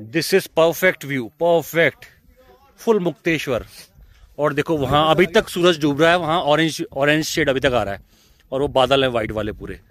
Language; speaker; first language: Hindi; native; Hindi